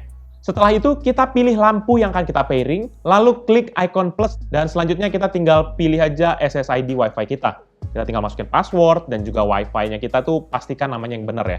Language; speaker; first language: Indonesian; native; Indonesian